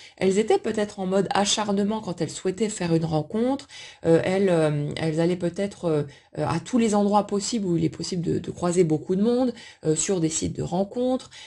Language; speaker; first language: French; native; French